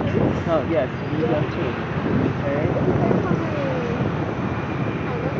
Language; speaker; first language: English; non-native, learner; Chinese